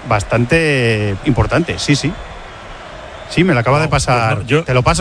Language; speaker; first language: Spanish; native; Spanish